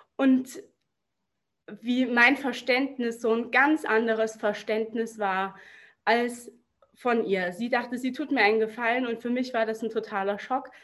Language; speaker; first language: German; native; German